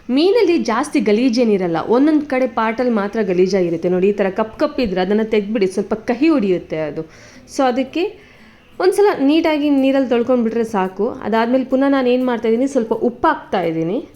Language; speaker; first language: Kannada; non-native, local second language; Tulu